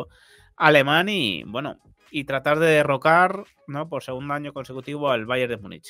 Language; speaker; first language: Spanish; native; Spanish